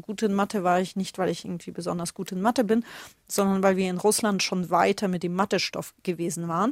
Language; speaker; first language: German; early bilingual, other home language; Russian